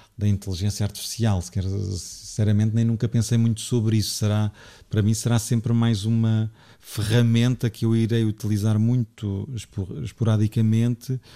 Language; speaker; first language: Portuguese; native; Portuguese